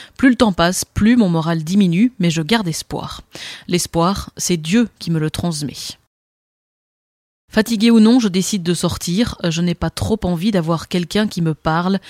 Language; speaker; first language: French; non-native, learner; Amharic